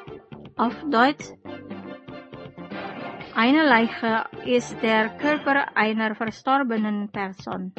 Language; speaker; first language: German; non-native, fluent; Indonesian